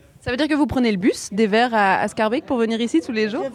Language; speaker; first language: French; native; French